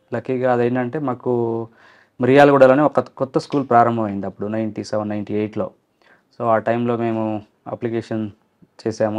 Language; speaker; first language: Telugu; non-native, local second language; Lambadi